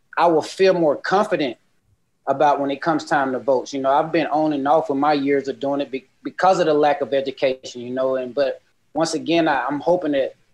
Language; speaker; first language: English; native; English